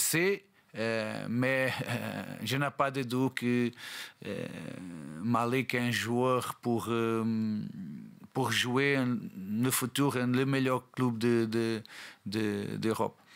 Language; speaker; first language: French; non-native, learner; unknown